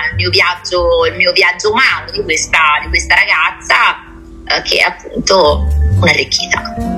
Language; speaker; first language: Italian; native; Italian